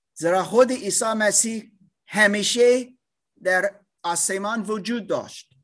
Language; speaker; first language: Persian; non-native, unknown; German